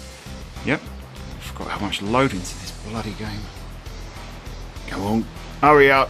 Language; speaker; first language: English; native; English